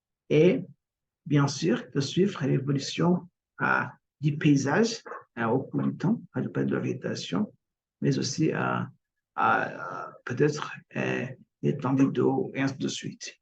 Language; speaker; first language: French; non-native, local second language; Kinyarwanda